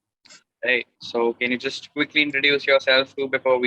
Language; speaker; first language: English; non-native, local second language; Hindi